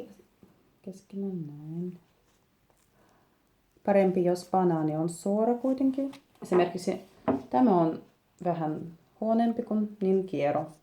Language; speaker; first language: Finnish; non-native, learner; Russian